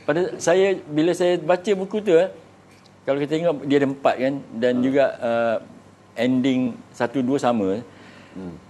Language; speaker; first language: Malay; native; Malay